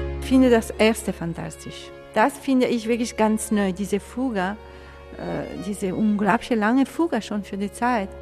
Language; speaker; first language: German; non-native, fluent; Italian